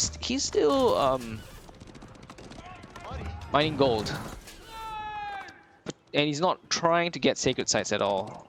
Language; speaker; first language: English; native; English